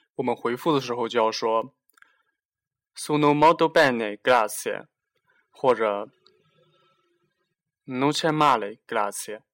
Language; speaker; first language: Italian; non-native, learner; Chinese